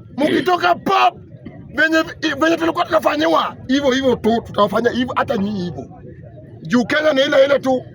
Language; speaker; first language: Swahili; native; Swahili